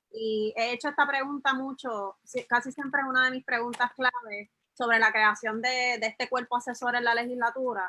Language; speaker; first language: Spanish; native; Spanish